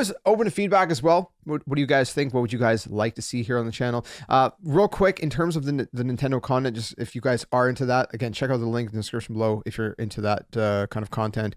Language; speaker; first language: English; native; English